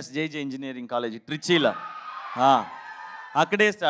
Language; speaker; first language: Telugu; non-native, learner; Tamil